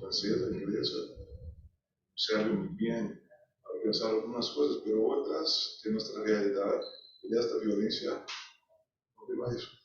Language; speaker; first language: Spanish; non-native, fluent; Portuguese